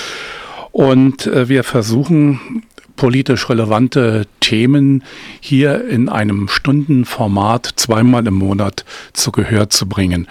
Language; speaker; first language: German; native; German